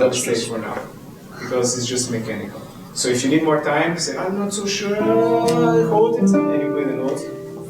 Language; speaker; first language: English; non-native, fluent; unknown